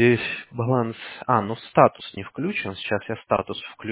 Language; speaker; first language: Russian; native; Russian